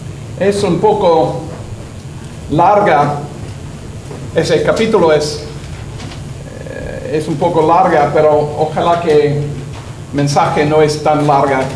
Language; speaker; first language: Spanish; non-native, learner; English